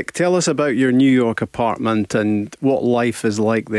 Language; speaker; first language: English; native; English